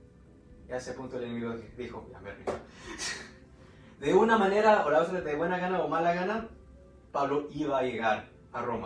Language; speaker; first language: Spanish; early bilingual, heritage; Spanish